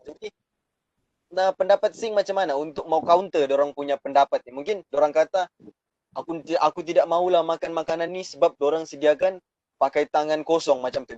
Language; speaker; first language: Malay; native; Malay